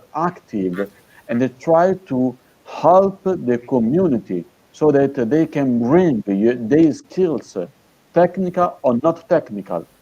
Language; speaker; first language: English; non-native, fluent; Italian